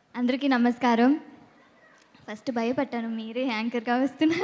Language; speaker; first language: Telugu; non-native, learner; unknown